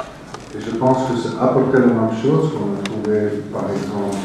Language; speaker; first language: French; non-native, fluent; English